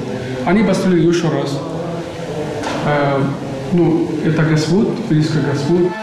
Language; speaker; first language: Russian; non-native, learner; Arabic